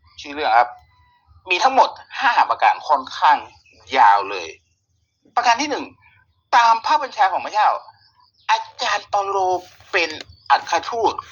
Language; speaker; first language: Thai; native; Thai